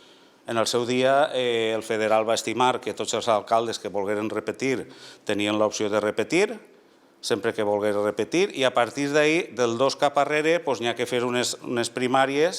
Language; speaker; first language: Catalan; native; Catalan